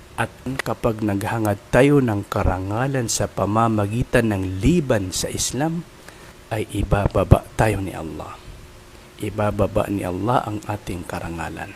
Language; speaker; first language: Filipino; non-native, local second language; Maranao